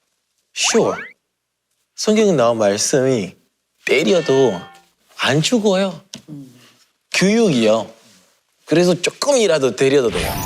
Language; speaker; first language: Korean; non-native, learner; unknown